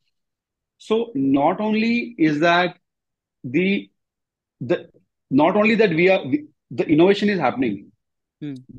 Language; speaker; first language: English; non-native, local second language; Gujarati